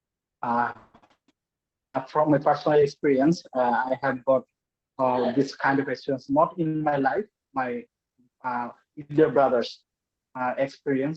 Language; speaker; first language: English; non-native, learner; Bangla